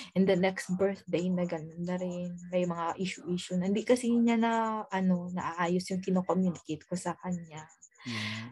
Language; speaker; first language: Filipino; non-native, local second language; Hiligaynon